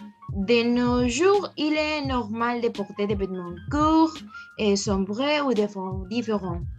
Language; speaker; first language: French; non-native, learner; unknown